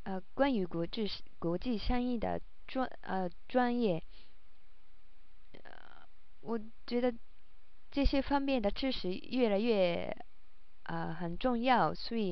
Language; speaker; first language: Chinese; non-native, learner; Japanese